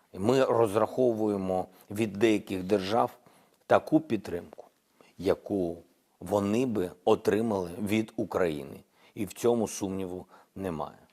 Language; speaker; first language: Ukrainian; non-native, local second language; Russian